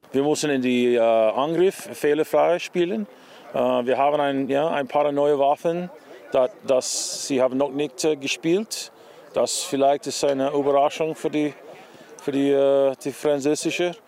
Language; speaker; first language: German; non-native, learner; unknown